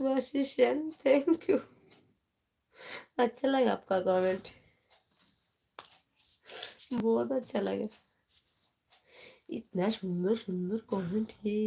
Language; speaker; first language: Hindi; non-native, local second language; Bangla